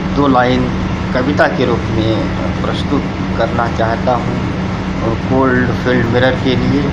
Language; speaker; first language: Hindi; native; Hindi